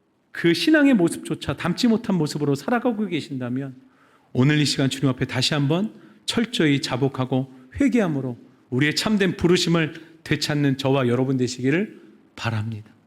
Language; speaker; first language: Korean; native; Korean